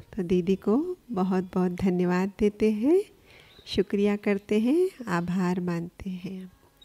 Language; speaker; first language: Hindi; native; Hindi